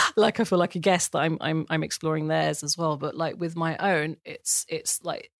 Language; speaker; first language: English; native; English